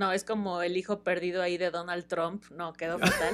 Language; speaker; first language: Spanish; native; Spanish